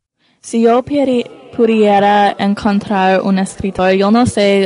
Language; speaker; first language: Spanish; non-native, learner; English